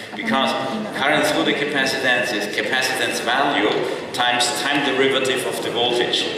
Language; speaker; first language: English; non-native, fluent; German